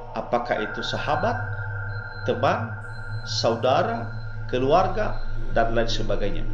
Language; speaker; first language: Indonesian; non-native, local second language; Nias